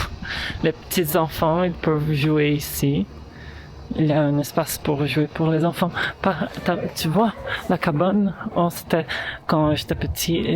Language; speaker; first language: French; non-native, fluent; Portuguese